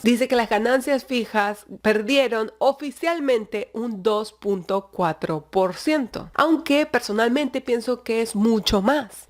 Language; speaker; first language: Spanish; native; Spanish